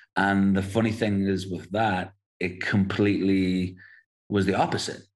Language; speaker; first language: English; native; English